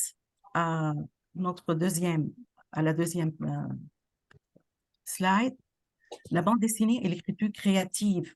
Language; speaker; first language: French; non-native, local second language; Arabic